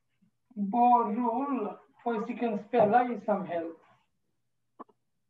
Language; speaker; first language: Swedish; non-native, fluent; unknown